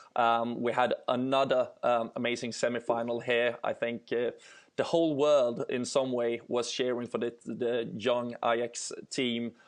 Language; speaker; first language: English; non-native, fluent; Swedish